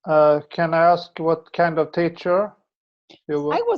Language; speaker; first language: English; non-native, fluent; Swedish